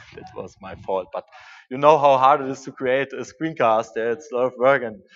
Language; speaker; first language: English; non-native, fluent; German